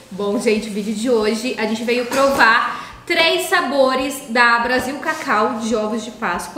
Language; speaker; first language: Portuguese; native; Portuguese